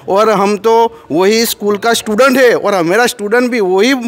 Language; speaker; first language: Hindi; non-native, local second language; Gujarati